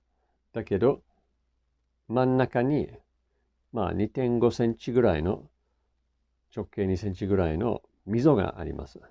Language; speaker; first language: Japanese; non-native, fluent; English